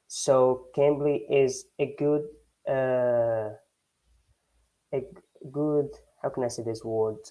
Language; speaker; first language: English; non-native, learner; Portuguese